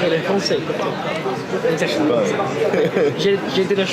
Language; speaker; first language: French; non-native, learner; English